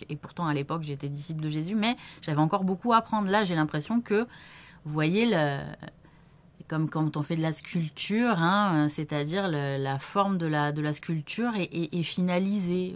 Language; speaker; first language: French; native; French